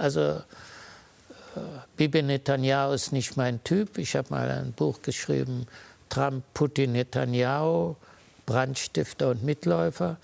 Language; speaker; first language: German; early bilingual, heritage; German